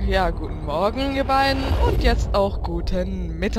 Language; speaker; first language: German; native; German